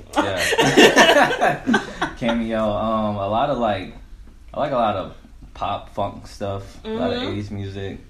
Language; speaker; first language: English; native; English